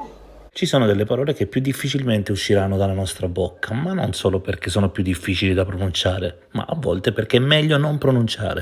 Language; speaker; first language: Italian; native; Italian